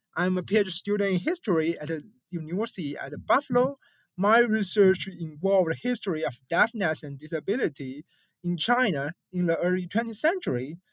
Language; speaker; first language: English; non-native, fluent; Chinese